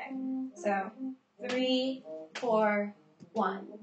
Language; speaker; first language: English; native; English